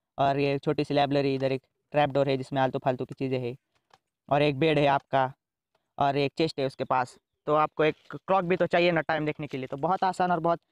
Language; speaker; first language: Hindi; native; Hindi